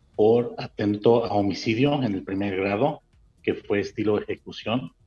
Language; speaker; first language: Spanish; early bilingual, heritage; Spanish